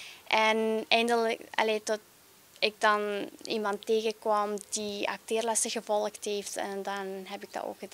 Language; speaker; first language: Dutch; early bilingual, other home language; Albanian